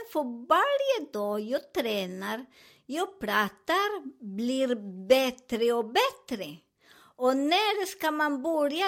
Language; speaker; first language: Swedish; non-native, learner; Spanish